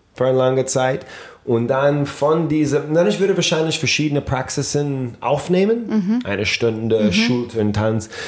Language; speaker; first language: German; non-native, fluent; English